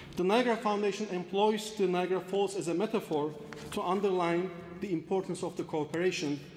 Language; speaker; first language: English; non-native, fluent; Turkish